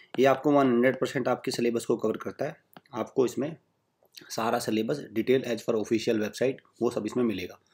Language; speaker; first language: Hindi; native; Hindi